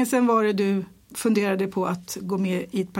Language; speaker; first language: Swedish; native; Swedish